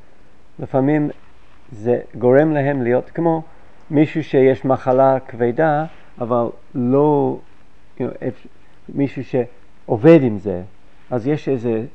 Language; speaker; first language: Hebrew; non-native, fluent; English